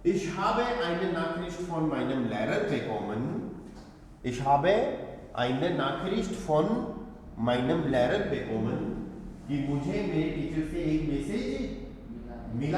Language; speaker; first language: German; non-native, fluent; Hindi